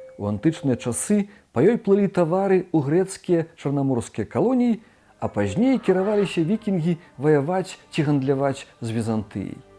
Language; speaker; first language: Belarusian; native; Belarusian